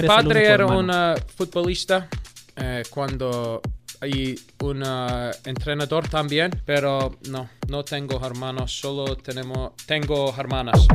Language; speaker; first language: Spanish; non-native, learner; English